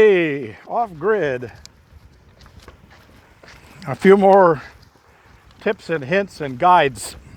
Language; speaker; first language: English; native; English